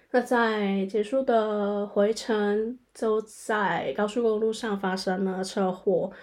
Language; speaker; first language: Chinese; non-native, local second language; Cantonese